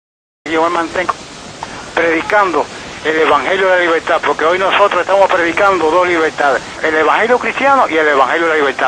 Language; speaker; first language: Spanish; native; Spanish